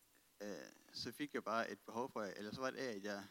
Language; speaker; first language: Danish; native; Danish